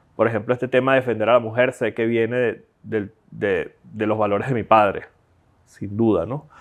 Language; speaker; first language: Spanish; native; Spanish